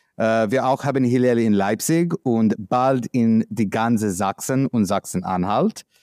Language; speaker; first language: German; non-native, learner; English